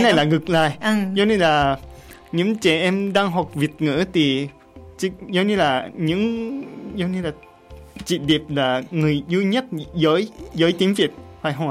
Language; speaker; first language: Vietnamese; non-native, learner; Japanese